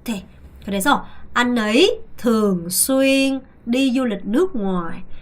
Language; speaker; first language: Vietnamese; non-native, fluent; Korean